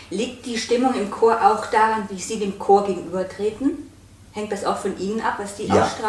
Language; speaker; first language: German; native; German